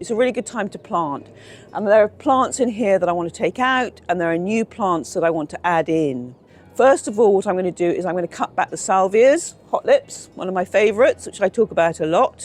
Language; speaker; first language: English; native; English